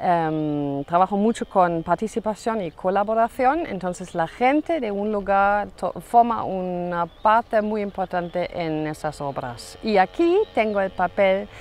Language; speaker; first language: Spanish; non-native, fluent; German